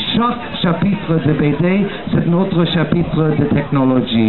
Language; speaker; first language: French; non-native, learner; English